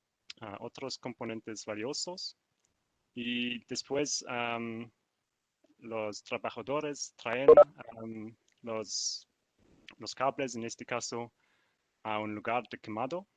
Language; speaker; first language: Spanish; non-native, learner; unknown